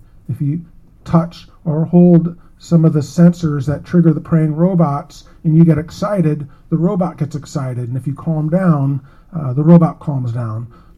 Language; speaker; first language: English; native; English